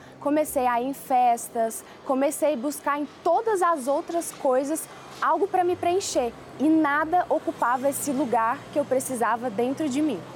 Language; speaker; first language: Portuguese; early bilingual, other home language; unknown